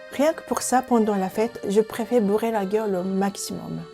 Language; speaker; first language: French; non-native, fluent; Japanese